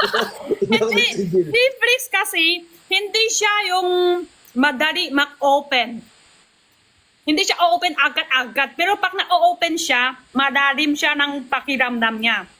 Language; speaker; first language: Filipino; non-native, learner; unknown